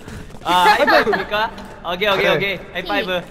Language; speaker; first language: Korean; native; Korean